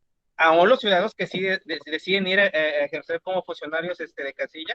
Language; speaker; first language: Spanish; native; Spanish